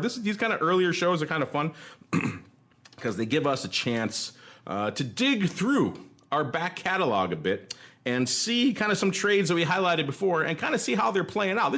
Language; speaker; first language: English; native; English